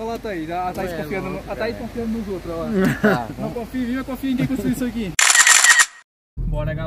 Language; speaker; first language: Portuguese; native; Portuguese